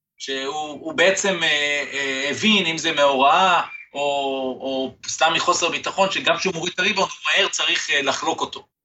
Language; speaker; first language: Hebrew; native; Hebrew